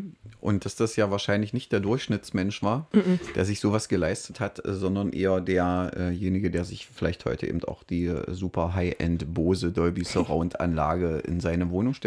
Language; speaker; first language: German; native; German